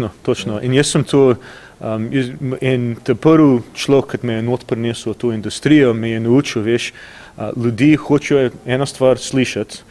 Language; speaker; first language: Slovenian; early bilingual, heritage; English